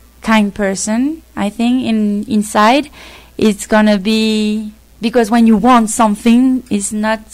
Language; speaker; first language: English; non-native, fluent; French